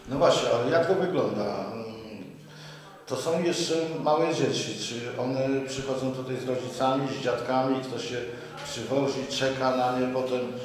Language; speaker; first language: Polish; native; Polish